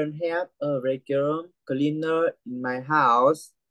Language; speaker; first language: English; non-native, learner; Vietnamese